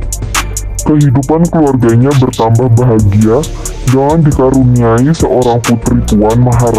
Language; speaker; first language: Indonesian; native; Indonesian